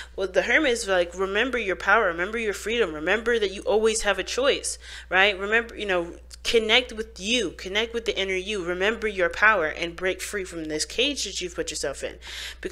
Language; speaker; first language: English; native; English